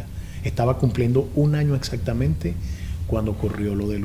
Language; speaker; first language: Spanish; native; Spanish